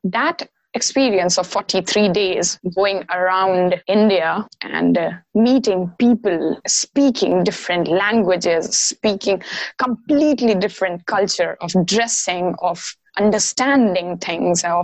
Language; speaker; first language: English; non-native, local second language; Maithili